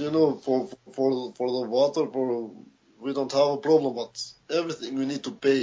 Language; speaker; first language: English; non-native, learner; Albanian